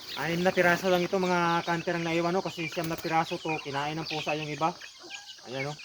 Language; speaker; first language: Filipino; non-native, local second language; Cebuano